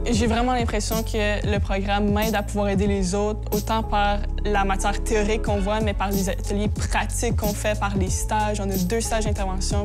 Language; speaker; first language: French; native; French